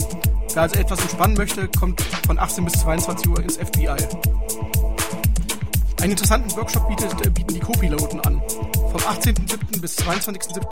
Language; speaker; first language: German; native; German